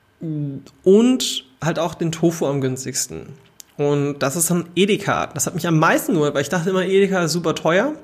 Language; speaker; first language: German; native; German